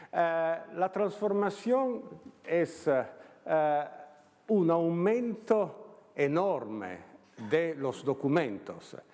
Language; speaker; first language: Spanish; non-native, learner; Italian